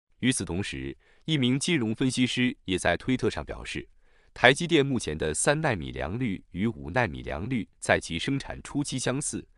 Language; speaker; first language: Chinese; native; Chinese